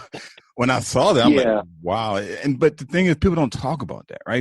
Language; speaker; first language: English; native; English